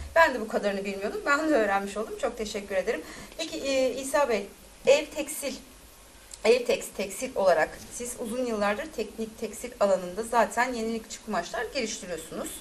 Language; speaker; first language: Turkish; native; Turkish